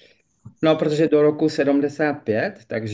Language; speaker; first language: Czech; early bilingual, heritage; French